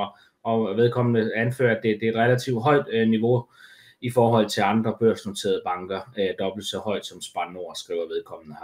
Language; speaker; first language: Danish; native; Danish